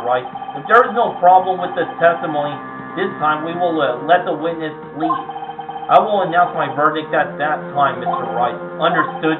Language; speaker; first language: English; native; English